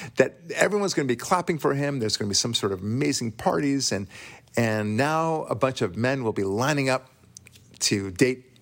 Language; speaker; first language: English; non-native, fluent; Hebrew